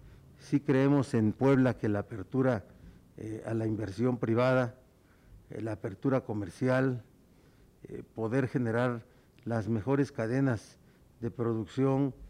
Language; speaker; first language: Spanish; native; Spanish